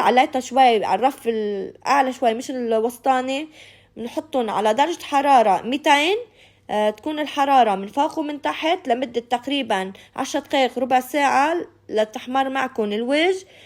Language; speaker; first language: Arabic; native; Arabic